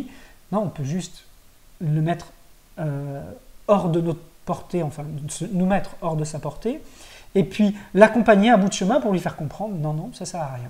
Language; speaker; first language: French; native; French